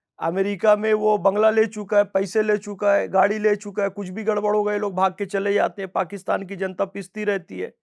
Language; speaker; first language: Hindi; native; Hindi